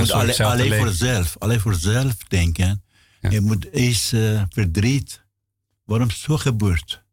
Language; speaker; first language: Dutch; non-native, learner; Persian